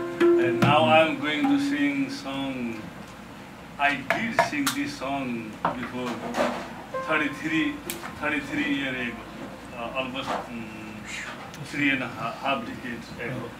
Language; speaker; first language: English; non-native, learner; Nepali